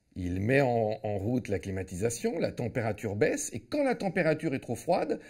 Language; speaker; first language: French; native; French